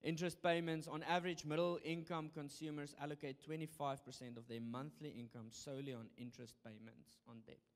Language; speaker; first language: English; non-native, local second language; Afrikaans